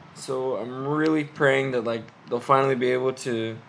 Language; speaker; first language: English; native; English